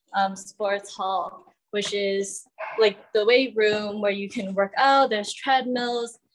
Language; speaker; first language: English; native; English